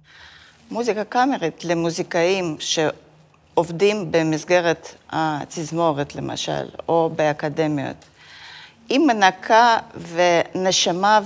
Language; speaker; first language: Hebrew; non-native, fluent; Russian